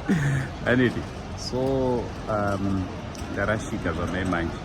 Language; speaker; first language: Shona; native; Shona